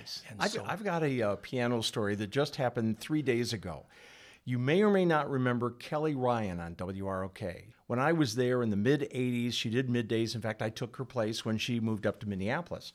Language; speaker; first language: English; native; English